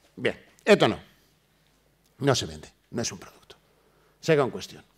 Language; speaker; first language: Spanish; native; Spanish